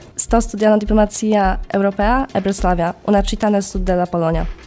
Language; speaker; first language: Italian; non-native, learner; Polish